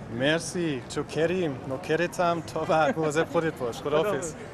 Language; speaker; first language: Persian; non-native, learner; German